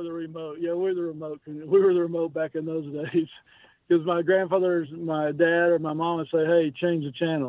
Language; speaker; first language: English; native; English